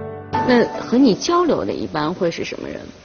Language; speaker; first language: Chinese; native; Chinese